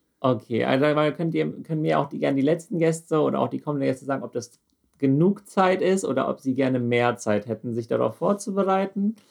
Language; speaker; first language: German; native; German